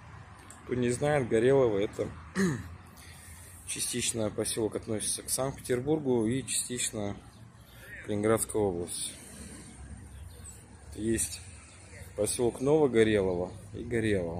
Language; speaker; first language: Russian; native; Russian